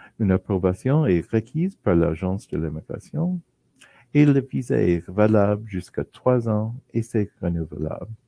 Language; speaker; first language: French; non-native, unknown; English